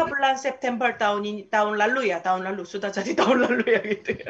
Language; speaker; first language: Indonesian; non-native, fluent; Korean